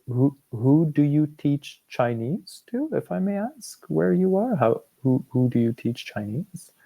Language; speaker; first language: English; non-native, fluent; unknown